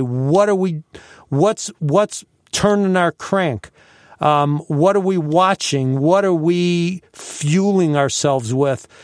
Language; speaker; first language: English; native; English